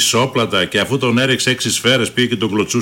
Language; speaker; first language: Greek; native; Greek